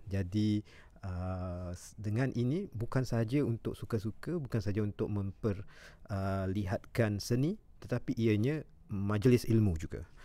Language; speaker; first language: Malay; native; Malay